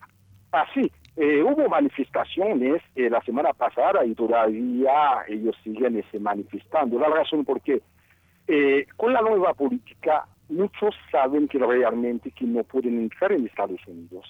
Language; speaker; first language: Spanish; non-native, fluent; Haitian Creole